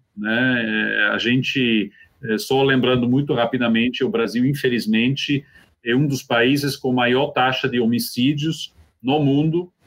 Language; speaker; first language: Portuguese; non-native, fluent; Swiss German